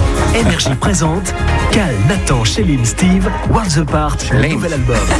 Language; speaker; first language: French; native; French